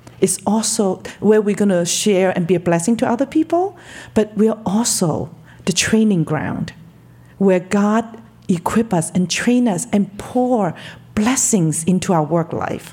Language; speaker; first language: English; non-native, local second language; Cantonese